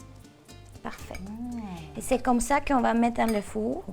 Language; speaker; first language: French; non-native, fluent; Spanish